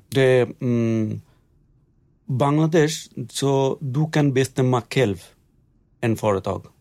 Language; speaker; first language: Swedish; non-native, learner; Bangla